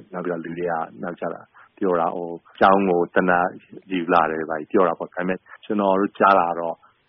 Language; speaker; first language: Burmese; non-native, local second language; Chinese